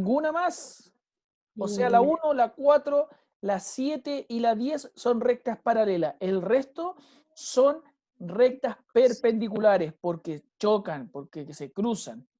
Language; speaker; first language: Spanish; native; Spanish